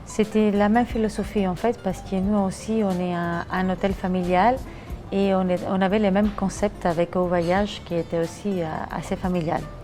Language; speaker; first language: French; non-native, fluent; Greek